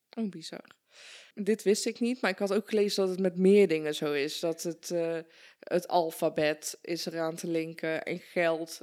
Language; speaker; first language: Dutch; early bilingual, other home language; Persian